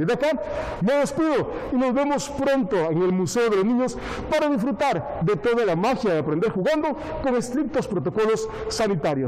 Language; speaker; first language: Spanish; native; Spanish